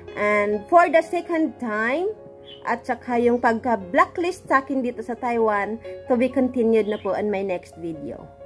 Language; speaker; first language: Filipino; native; Filipino